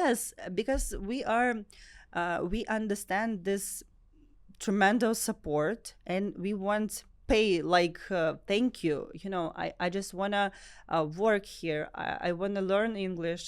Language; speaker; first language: English; non-native, learner; Ukrainian